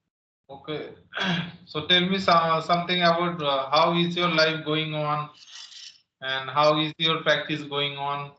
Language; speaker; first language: English; non-native, local second language; Santali